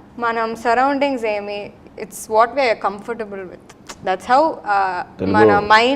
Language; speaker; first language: Telugu; non-native, local second language; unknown